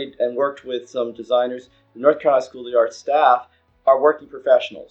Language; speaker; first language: English; native; English